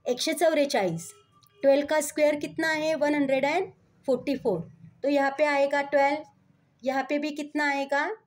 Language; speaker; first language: Hindi; non-native, local second language; Marathi